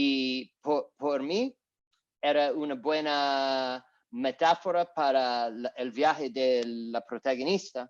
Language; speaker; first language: Spanish; non-native, learner; English